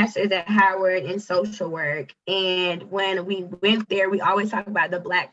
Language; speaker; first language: English; native; English